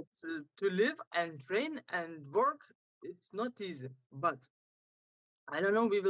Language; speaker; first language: English; non-native, learner; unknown